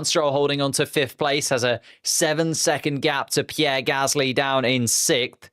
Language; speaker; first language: English; native; English